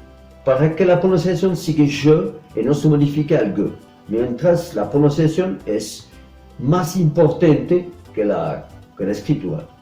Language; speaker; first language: Spanish; non-native, fluent; French